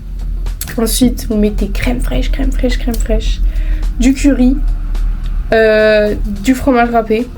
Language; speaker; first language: French; native; French